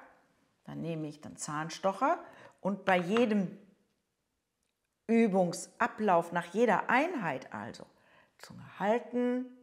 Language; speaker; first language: German; native; German